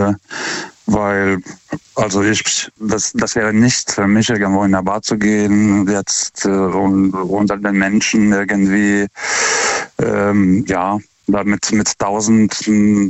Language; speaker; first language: German; non-native, fluent; Lithuanian